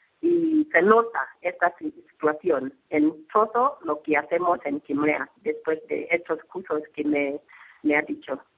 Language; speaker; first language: Spanish; non-native, learner; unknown